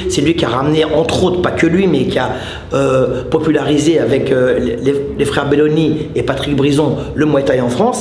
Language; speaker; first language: French; native; French